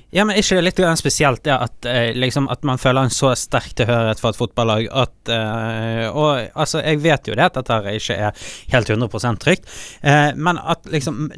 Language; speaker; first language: Norwegian; native; Norwegian